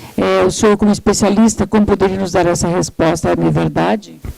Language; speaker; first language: Portuguese; native; Portuguese